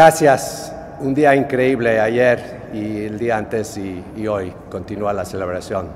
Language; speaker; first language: Spanish; non-native, fluent; English